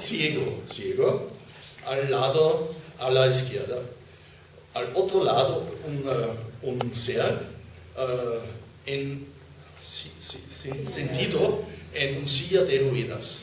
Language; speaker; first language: Spanish; non-native, fluent; German